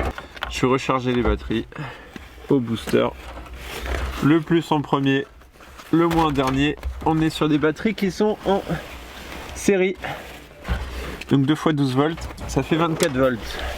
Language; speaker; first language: French; native; French